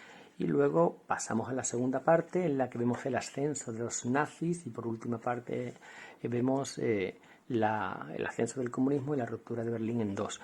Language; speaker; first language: Spanish; native; Spanish